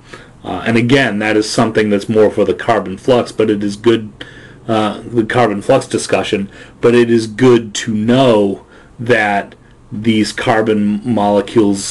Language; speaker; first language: English; native; English